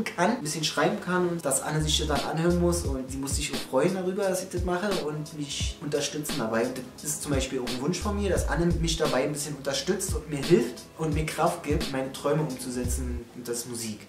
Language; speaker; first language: German; native; German